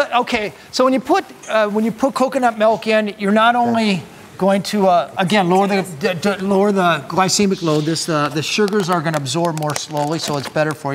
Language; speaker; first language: English; native; English